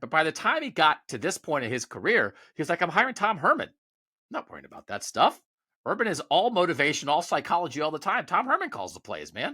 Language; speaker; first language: English; native; English